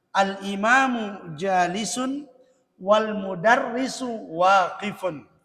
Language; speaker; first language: Arabic; non-native, fluent; Indonesian